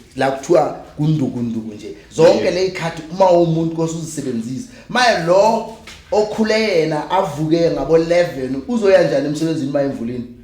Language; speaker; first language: Zulu; native; Zulu